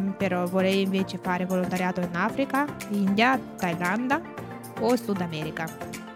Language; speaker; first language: Italian; non-native, learner; Romanian